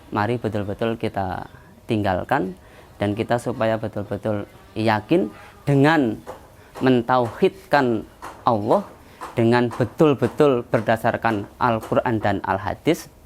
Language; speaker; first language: Indonesian; non-native, local second language; Javanese